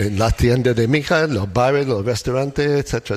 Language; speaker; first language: Spanish; non-native, fluent; English